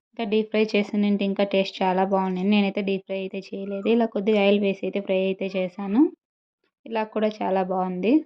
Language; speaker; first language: Telugu; native; Telugu